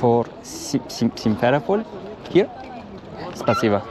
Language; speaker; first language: Turkish; native; Turkish